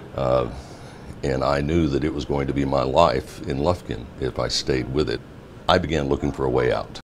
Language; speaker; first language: English; native; English